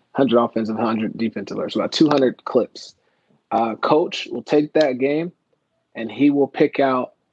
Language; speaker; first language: English; native; English